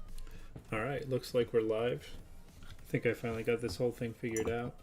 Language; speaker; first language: English; native; English